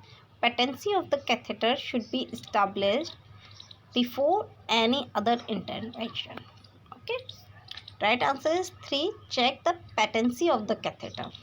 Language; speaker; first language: English; non-native, local second language; Hindi